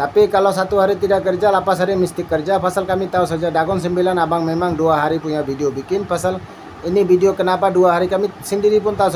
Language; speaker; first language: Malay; non-native, learner; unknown